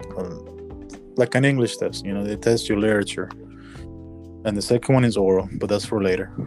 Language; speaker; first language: English; non-native, fluent; Spanish